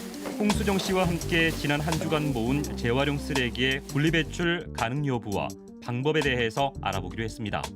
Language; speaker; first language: Korean; native; Korean